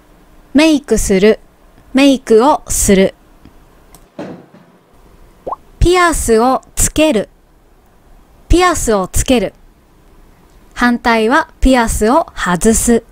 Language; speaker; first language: Japanese; native; Japanese